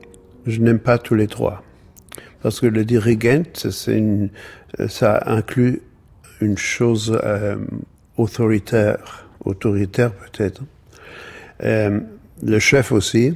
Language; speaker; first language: French; non-native, fluent; German